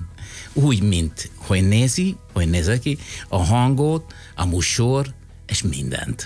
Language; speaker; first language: Hungarian; non-native, fluent; Italian